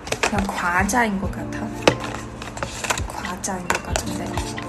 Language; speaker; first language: Korean; non-native, learner; Chinese